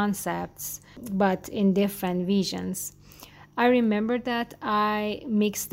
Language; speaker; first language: English; non-native, fluent; Persian